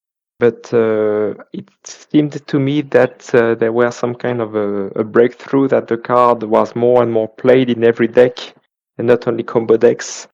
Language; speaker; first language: English; non-native, fluent; French